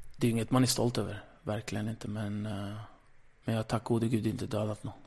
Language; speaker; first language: Swedish; early bilingual, other home language; Kurdish